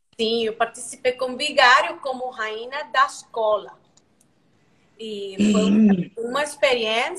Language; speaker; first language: Portuguese; non-native, learner; Spanish